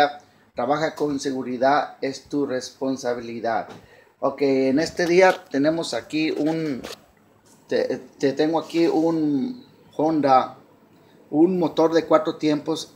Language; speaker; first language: Spanish; early bilingual, heritage; Spanish